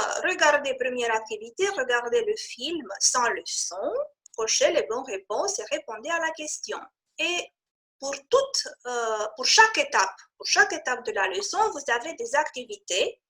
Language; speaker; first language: French; non-native, fluent; Romanian